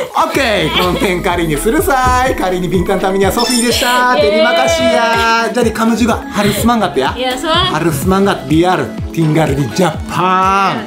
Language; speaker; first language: Indonesian; non-native, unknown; Japanese